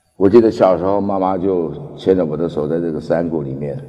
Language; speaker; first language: Chinese; early bilingual, other home language; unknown